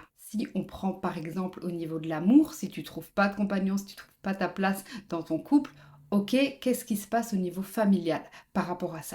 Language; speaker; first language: French; native; French